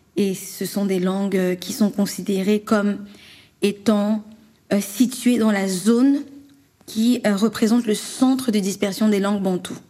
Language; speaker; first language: French; native; French